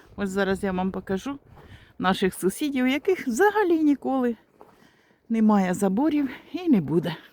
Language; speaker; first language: Ukrainian; native; Ukrainian